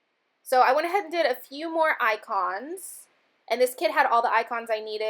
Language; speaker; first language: English; native; English